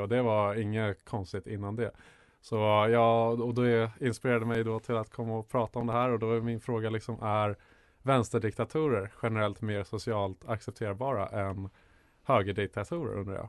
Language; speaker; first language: Swedish; native; Swedish